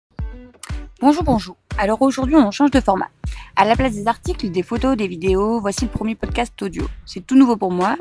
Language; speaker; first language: French; native; French